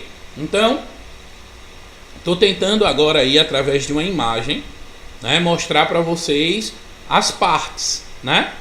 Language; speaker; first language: Portuguese; native; Portuguese